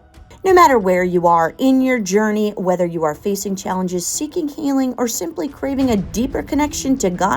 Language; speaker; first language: English; native; English